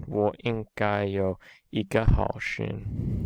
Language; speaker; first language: Chinese; non-native, learner; English